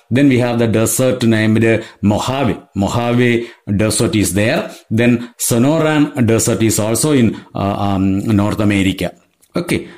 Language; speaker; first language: English; non-native, local second language; Malayalam